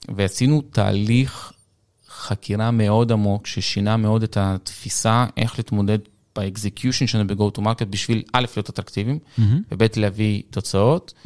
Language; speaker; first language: Hebrew; early bilingual, other home language; Russian